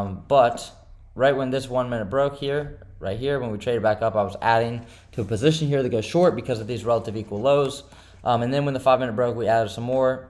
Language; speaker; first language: English; native; English